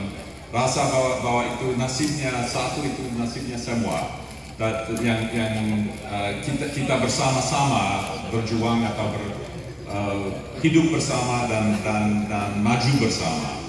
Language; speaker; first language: Indonesian; non-native, fluent; English